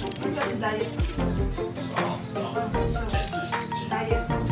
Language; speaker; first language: Japanese; non-native, learner; Filipino